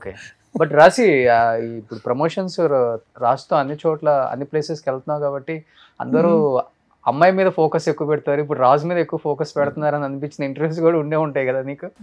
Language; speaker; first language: Telugu; native; Telugu